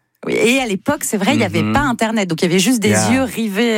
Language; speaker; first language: French; native; French